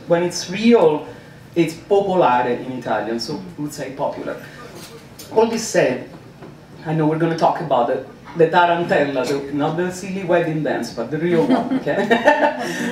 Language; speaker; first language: English; non-native, fluent; Italian